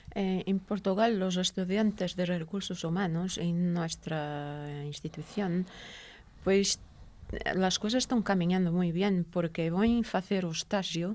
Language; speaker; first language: Spanish; non-native, fluent; Portuguese